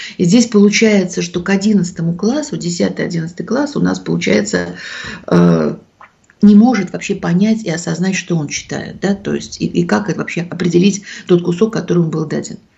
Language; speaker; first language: Russian; native; Russian